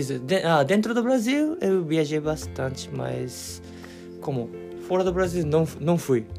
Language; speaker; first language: Portuguese; non-native, learner; Japanese